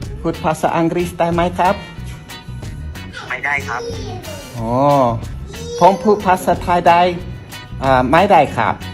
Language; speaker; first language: Thai; non-native, learner; English